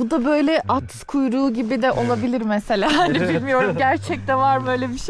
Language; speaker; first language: Turkish; native; Turkish